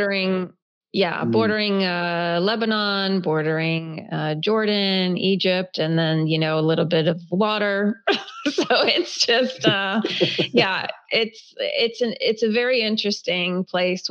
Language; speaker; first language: English; early bilingual, other home language; Hebrew